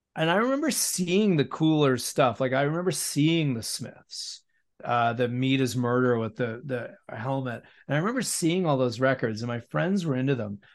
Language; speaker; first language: English; native; English